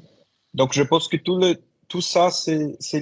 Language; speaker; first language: French; non-native, fluent; Portuguese